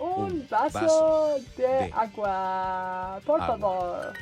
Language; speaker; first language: Spanish; non-native, learner; English